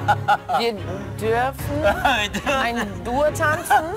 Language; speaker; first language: German; non-native, learner; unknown